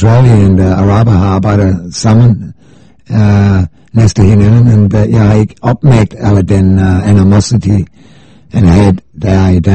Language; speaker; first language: Danish; non-native, fluent; English